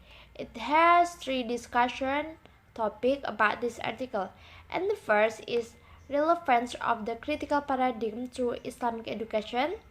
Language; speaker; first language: English; non-native, learner; Indonesian